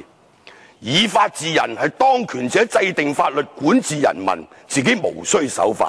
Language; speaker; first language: Chinese; non-native, local second language; Cantonese